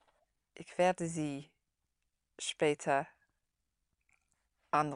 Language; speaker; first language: German; non-native, learner; English